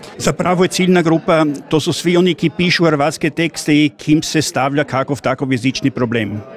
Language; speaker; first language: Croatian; native; Croatian